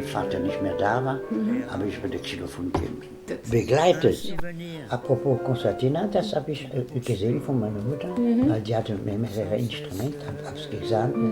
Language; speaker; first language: German; non-native, learner; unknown